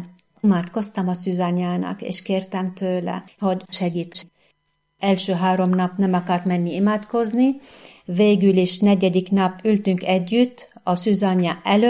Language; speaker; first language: Hungarian; non-native, fluent; Arabic